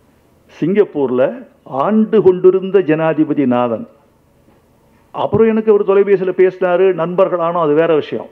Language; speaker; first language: Tamil; native; Tamil